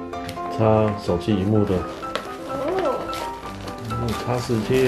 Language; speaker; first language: Chinese; native; Chinese